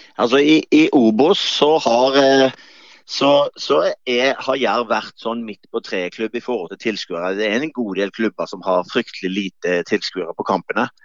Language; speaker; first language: Norwegian; native; Norwegian